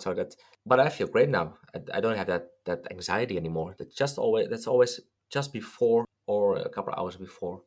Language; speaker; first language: English; non-native, fluent; Dutch